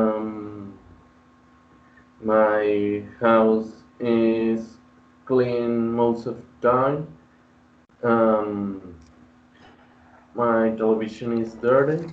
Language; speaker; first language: English; non-native, learner; Spanish